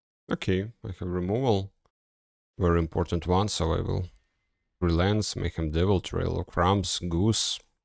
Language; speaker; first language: English; non-native, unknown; Ukrainian